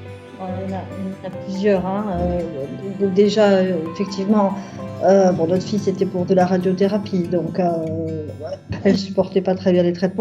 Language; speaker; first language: French; native; French